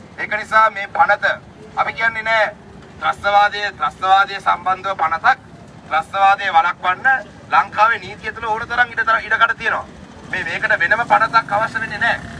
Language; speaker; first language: Sinhala; native; Sinhala